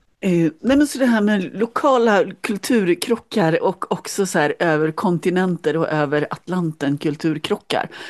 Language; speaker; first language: Swedish; native; Swedish